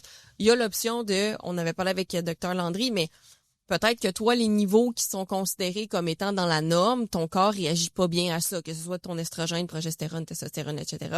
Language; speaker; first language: French; native; French